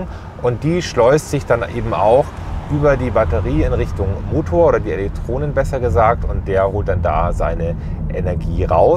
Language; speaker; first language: German; native; German